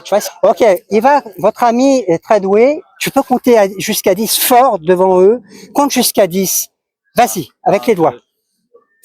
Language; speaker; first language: French; native; French